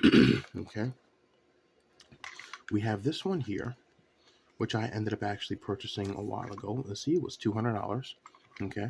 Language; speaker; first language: English; native; English